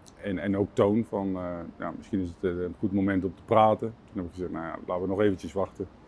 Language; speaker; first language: Dutch; native; Dutch